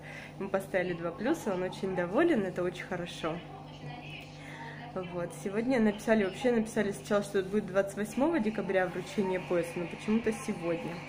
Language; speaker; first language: Russian; native; Russian